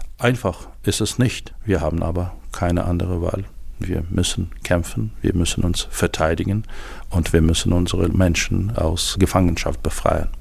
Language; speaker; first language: German; non-native, fluent; Ukrainian